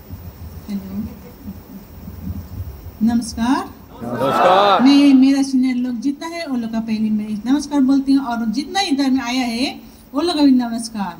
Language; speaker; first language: Hindi; non-native, local second language; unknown